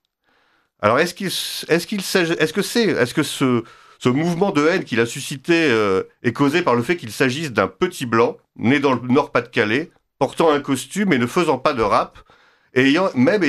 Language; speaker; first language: French; native; French